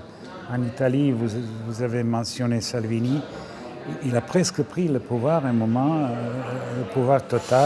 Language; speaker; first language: French; non-native, fluent; Serbian